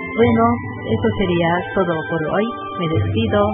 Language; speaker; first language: Spanish; non-native, learner; Japanese